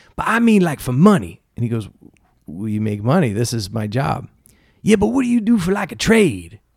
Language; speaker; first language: English; native; English